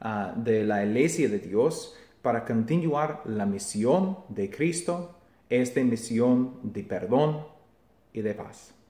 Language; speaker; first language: Spanish; non-native, fluent; English